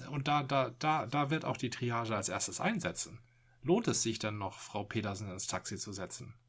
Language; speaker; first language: German; native; German